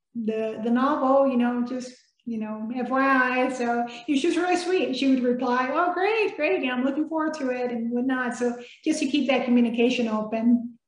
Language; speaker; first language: English; early bilingual, other home language; Spanish